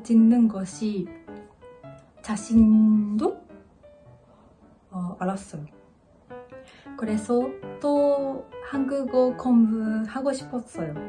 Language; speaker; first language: Korean; non-native, learner; Japanese